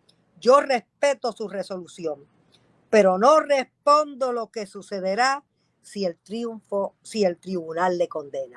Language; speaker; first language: Spanish; native; Spanish